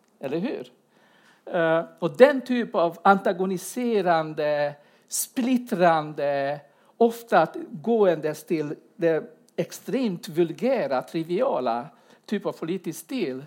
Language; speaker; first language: Swedish; non-native, fluent; Hungarian